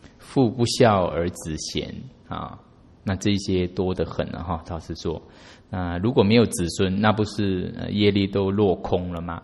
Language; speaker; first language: Chinese; native; Chinese